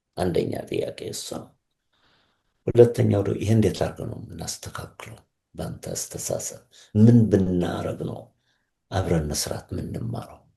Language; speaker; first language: Amharic; native; Amharic